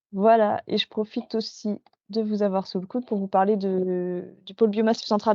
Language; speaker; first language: French; native; French